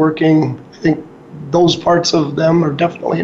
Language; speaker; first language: English; native; English